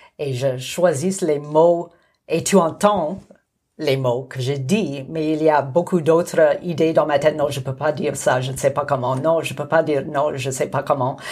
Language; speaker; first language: French; non-native, local second language; English